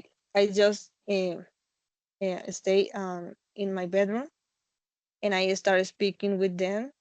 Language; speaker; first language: English; non-native, learner; Spanish